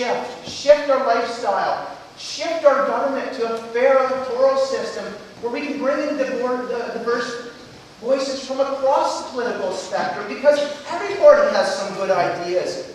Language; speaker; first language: English; native; English